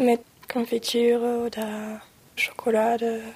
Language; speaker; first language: German; non-native, fluent; French